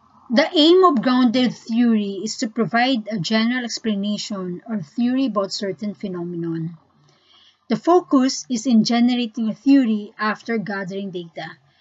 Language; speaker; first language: English; non-native, local second language; Filipino